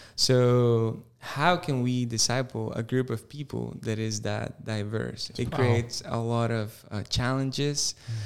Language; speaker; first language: English; non-native, fluent; Spanish